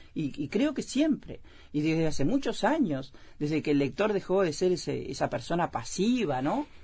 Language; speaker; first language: Spanish; native; Spanish